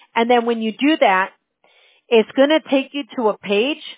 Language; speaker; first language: English; early bilingual, other home language; Spanish